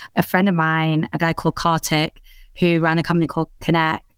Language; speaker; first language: English; native; English